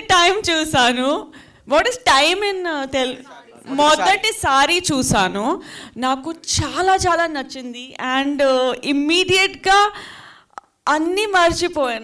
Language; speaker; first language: Telugu; non-native, learner; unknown